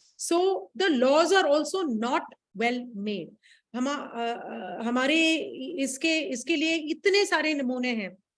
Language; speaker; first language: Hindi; non-native, local second language; Tamil